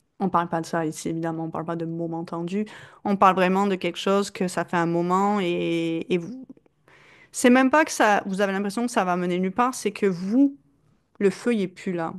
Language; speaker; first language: French; native; French